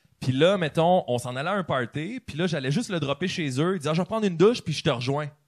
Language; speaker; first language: French; native; French